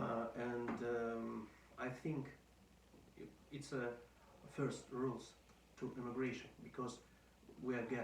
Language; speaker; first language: English; non-native, learner; Russian